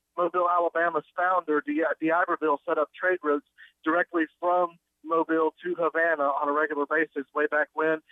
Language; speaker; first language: English; non-native, fluent; Spanish